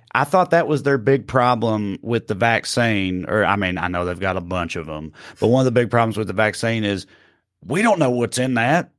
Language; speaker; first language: English; native; English